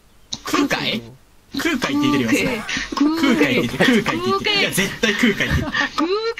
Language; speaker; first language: Japanese; native; Japanese